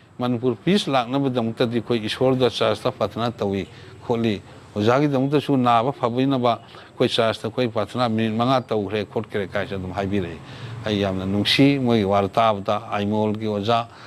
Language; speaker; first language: Manipuri; non-native, local second language; Thado Chin